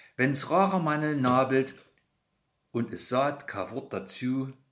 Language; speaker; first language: German; native; German